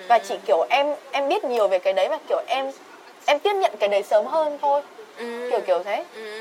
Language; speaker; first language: Vietnamese; native; Vietnamese